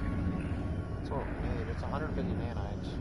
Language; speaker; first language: English; native; English